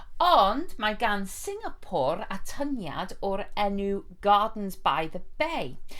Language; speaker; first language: Welsh; non-native, fluent; English